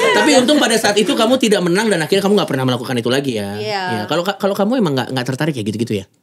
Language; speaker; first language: Indonesian; native; Indonesian